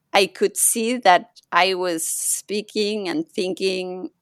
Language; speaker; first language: English; non-native, fluent; Spanish